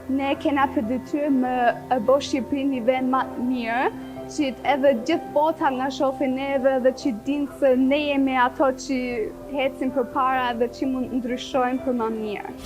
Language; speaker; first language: Albanian; early bilingual, heritage; Albanian